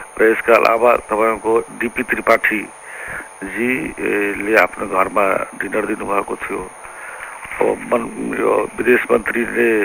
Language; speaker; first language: Nepali; non-native, local second language; Maithili